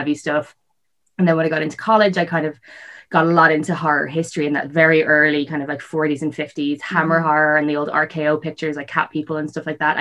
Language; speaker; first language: English; native; English